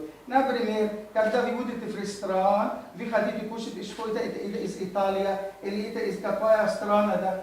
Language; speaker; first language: Russian; non-native, learner; Arabic